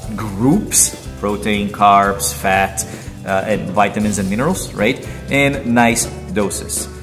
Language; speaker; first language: English; non-native, fluent; Portuguese